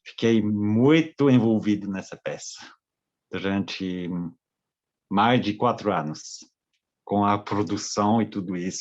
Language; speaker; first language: Portuguese; non-native, fluent; French